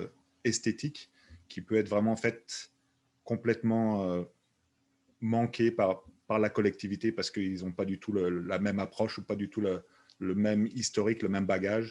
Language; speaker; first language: French; native; French